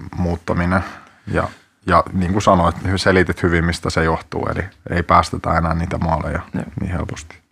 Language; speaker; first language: Finnish; native; Finnish